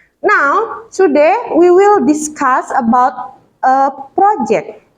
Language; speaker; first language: English; non-native, fluent; Indonesian